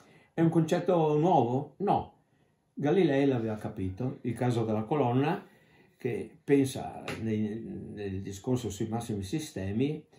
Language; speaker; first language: Italian; native; Italian